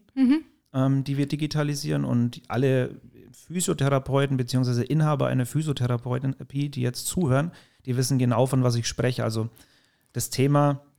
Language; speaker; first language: German; native; German